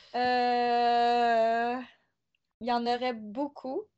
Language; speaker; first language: French; native; French